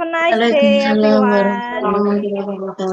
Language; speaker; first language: English; non-native, learner; Indonesian